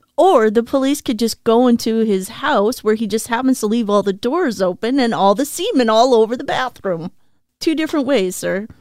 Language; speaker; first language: English; native; English